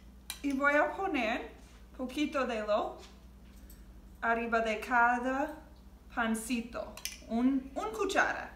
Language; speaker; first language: Spanish; non-native, learner; English